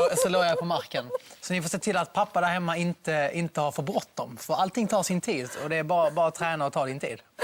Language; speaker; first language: Swedish; native; Swedish